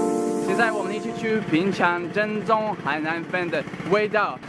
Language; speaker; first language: Chinese; non-native, fluent; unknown